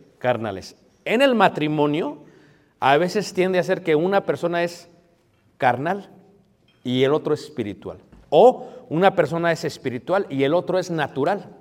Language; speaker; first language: Spanish; early bilingual, heritage; Spanish